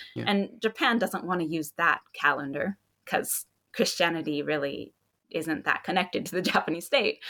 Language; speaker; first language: English; native; English